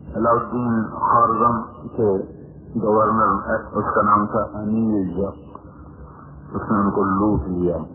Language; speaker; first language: Urdu; non-native, local second language; Punjabi